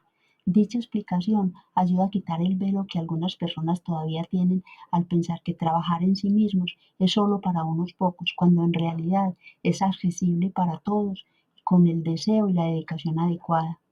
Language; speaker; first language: Spanish; native; Spanish